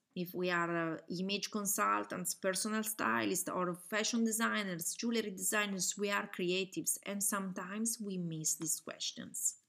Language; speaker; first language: English; non-native, fluent; Italian